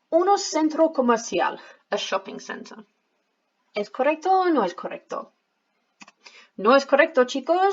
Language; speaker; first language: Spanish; non-native, fluent; English